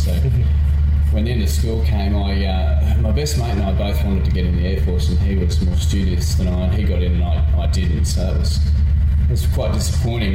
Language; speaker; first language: English; native; English